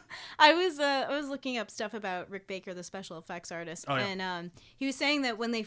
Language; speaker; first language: English; native; English